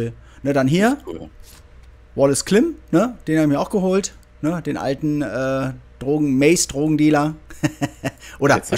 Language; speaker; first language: German; native; German